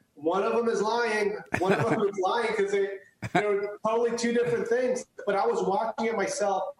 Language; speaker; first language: English; early bilingual, other home language; Chinese